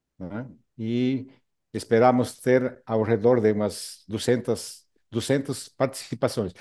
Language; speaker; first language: Portuguese; non-native, fluent; Spanish